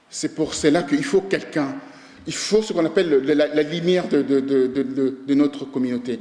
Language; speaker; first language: French; non-native, local second language; Lingala